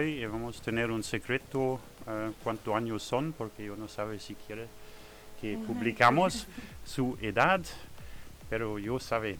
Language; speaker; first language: Spanish; non-native, learner; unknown